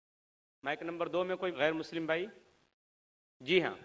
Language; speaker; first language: Hindi; native; Hindi